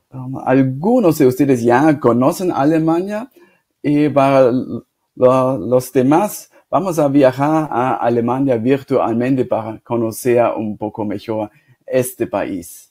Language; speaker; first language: Spanish; non-native, fluent; German